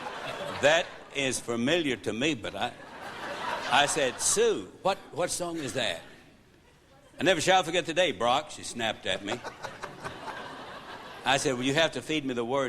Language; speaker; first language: English; native; English